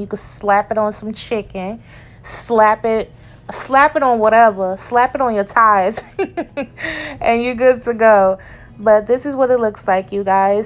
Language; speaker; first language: English; native; English